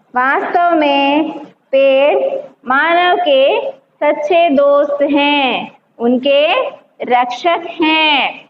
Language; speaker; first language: Hindi; non-native, local second language; Telugu